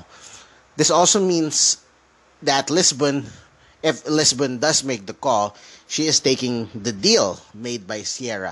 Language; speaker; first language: English; non-native, local second language; Filipino